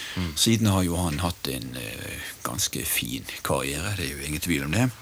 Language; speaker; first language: Norwegian; native; Norwegian